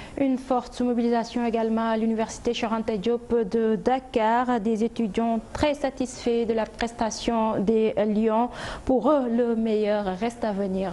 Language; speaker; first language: French; non-native, local second language; Wolof